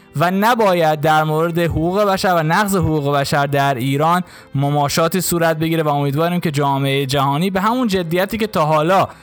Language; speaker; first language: Persian; native; Persian